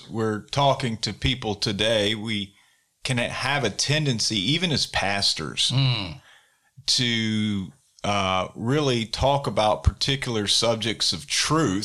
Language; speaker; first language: English; native; English